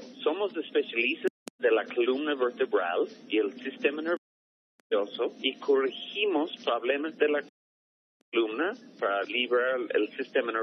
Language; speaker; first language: Spanish; non-native, fluent; English